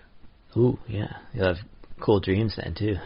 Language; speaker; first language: English; native; English